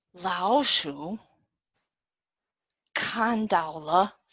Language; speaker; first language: Chinese; non-native, fluent; English